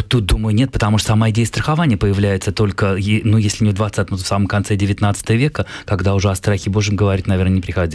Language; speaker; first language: Russian; native; Russian